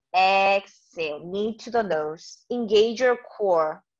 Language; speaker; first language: English; non-native, fluent; Korean